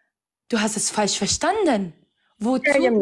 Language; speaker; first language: German; non-native, fluent; Arabic